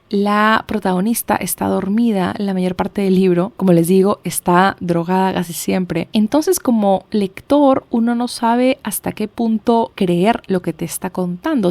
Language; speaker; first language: Spanish; native; Spanish